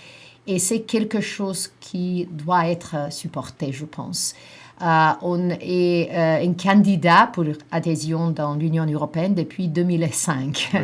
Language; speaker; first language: French; non-native, fluent; Macedonian